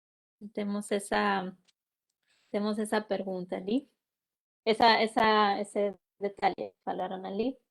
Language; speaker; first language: Portuguese; non-native, fluent; Spanish